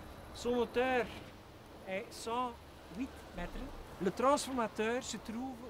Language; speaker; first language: French; non-native, fluent; Dutch